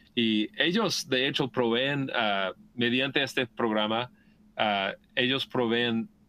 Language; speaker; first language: Spanish; non-native, fluent; English